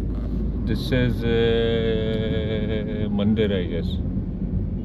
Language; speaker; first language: English; non-native, local second language; Urdu